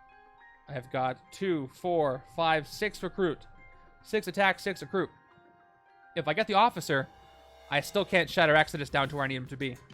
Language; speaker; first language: English; native; English